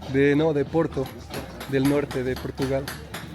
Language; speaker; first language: Spanish; non-native, learner; Portuguese